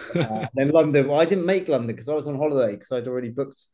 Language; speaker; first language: English; native; English